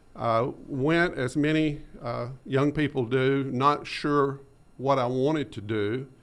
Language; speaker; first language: English; native; English